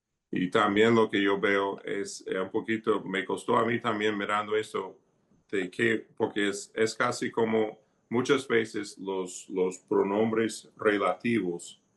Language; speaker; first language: Spanish; non-native, fluent; English